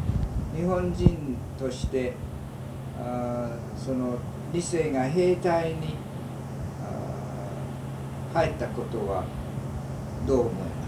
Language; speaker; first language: Japanese; early bilingual, heritage; Japanese